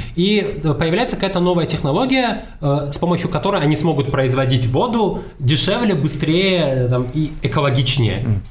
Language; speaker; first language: Russian; non-native, local second language; Tajik